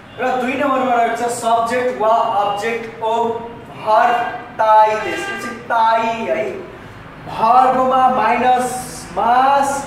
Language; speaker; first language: Nepali; native; Nepali